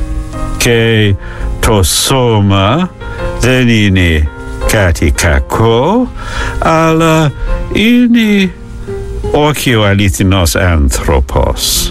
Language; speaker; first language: Greek; non-native, fluent; English